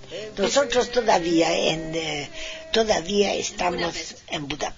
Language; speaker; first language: Spanish; non-native, fluent; Hungarian